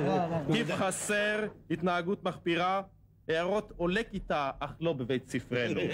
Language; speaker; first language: Hebrew; native; Hebrew